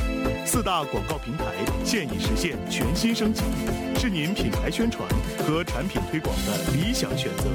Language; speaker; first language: Chinese; native; Chinese